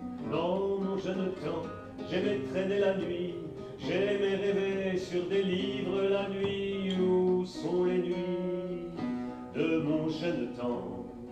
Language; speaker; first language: French; native; French